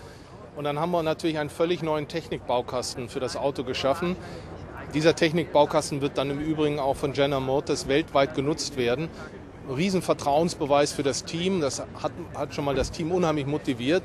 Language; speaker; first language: German; native; German